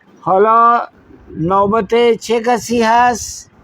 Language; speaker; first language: Persian; non-native, fluent; Urdu